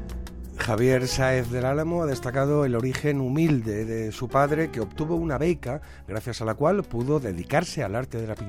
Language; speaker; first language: Spanish; native; Spanish